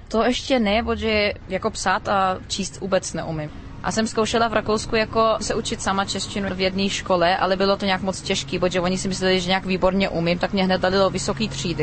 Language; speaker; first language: Czech; early bilingual, heritage; Czech